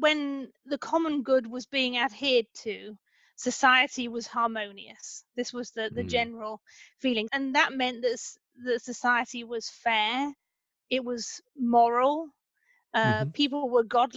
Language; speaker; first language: English; native; English